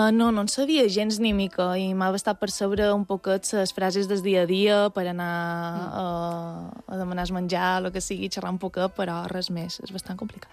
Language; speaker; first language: Catalan; native; Catalan